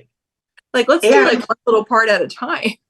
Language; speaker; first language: English; native; English